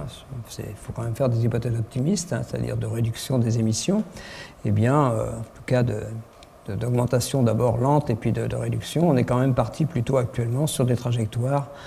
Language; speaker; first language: French; native; French